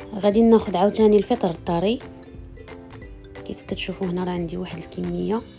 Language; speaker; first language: Arabic; native; Arabic